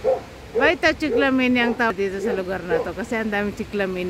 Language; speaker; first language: Italian; non-native, learner; Filipino